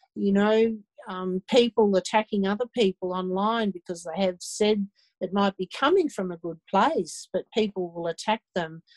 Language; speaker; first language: English; native; English